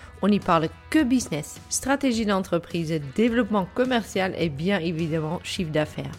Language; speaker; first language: French; non-native, fluent; Dutch